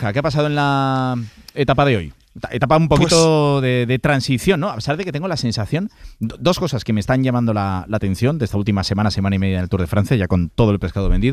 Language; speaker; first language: Spanish; native; Spanish